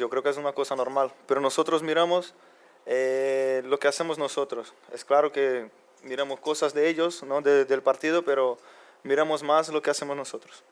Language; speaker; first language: Spanish; non-native, fluent; Portuguese